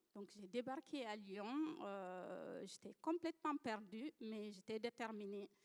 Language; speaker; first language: French; non-native, local second language; Fula